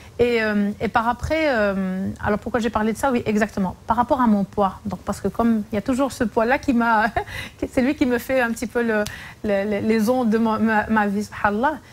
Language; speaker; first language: French; non-native, local second language; Arabic